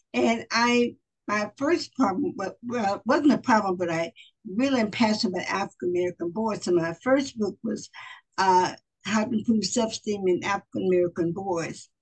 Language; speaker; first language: English; native; English